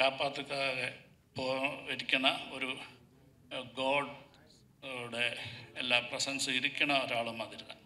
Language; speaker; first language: Tamil; non-native, learner; Malayalam